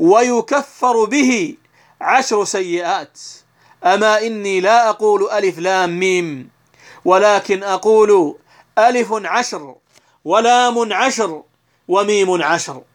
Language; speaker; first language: Arabic; native; Arabic